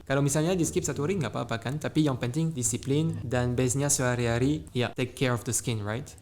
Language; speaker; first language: Indonesian; non-native, fluent; French